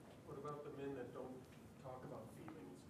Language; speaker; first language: English; native; English